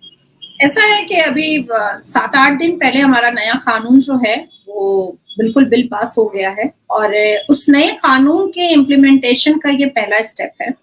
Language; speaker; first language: Hindi; native; Hindi